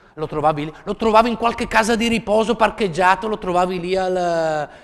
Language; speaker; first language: Italian; native; Italian